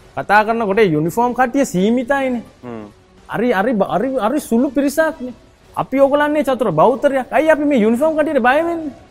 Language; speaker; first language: Sinhala; non-native, local second language; Tamil